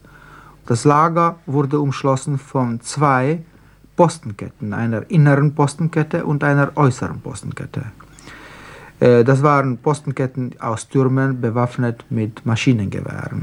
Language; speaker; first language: German; non-native, fluent; Slovak